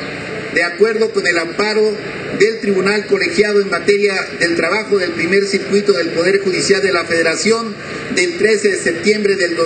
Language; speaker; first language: Spanish; native; Spanish